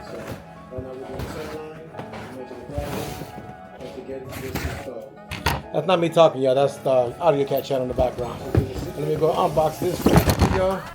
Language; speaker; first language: English; native; English